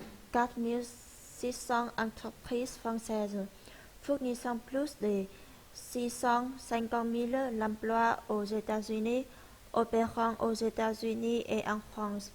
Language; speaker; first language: French; non-native, learner; Vietnamese